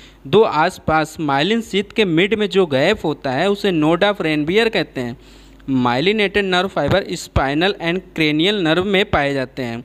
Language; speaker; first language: Hindi; native; Hindi